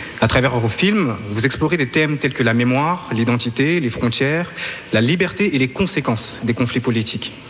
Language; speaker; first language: French; native; French